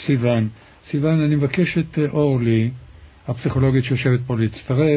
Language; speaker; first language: Hebrew; native; Hebrew